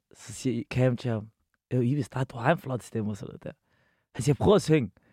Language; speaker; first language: Danish; early bilingual, other home language; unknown